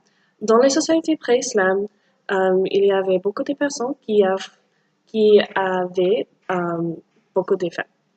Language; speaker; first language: French; non-native, learner; English